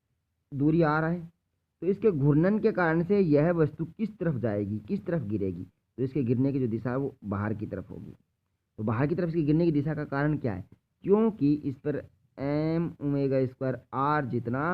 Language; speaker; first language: Hindi; native; Hindi